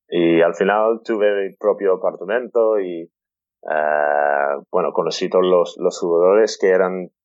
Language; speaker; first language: Spanish; non-native, fluent; English